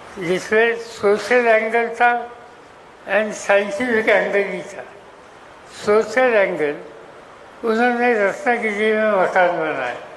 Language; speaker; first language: Hindi; non-native, local second language; Marathi